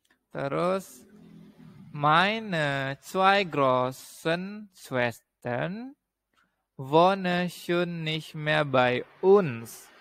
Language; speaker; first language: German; non-native, learner; Indonesian